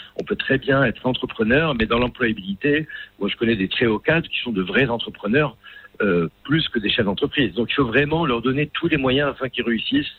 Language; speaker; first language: French; non-native, local second language; Arabic